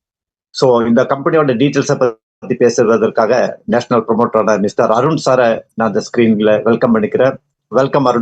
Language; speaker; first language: Tamil; native; Tamil